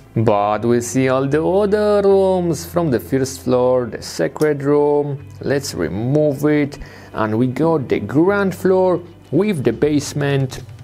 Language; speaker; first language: English; non-native, fluent; Polish